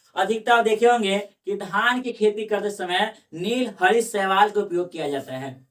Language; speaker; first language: Hindi; native; Hindi